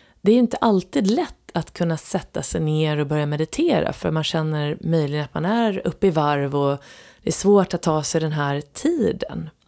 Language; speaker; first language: Swedish; native; Swedish